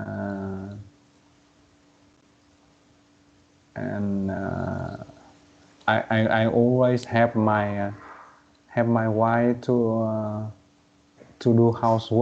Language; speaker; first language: English; non-native, learner; Vietnamese